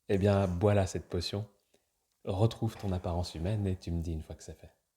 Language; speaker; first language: French; native; French